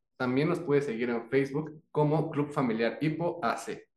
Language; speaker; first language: Spanish; native; Spanish